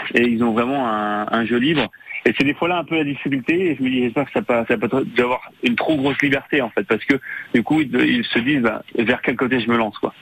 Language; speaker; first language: French; native; French